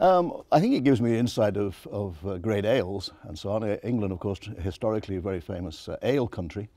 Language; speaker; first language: English; native; English